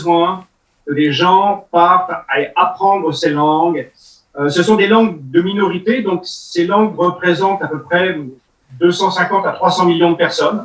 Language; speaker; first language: French; native; French